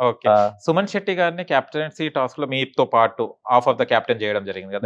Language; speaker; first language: Telugu; native; Telugu